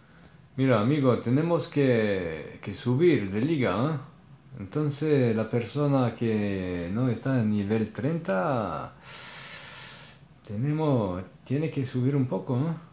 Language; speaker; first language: Spanish; non-native, learner; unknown